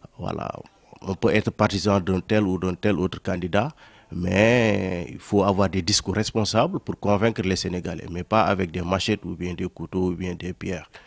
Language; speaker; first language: French; non-native, local second language; Wolof